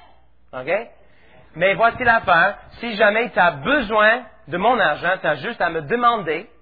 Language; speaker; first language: French; native; French